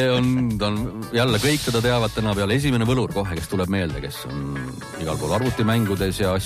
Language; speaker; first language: Estonian; native; Estonian